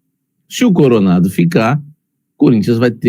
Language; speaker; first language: Portuguese; native; Portuguese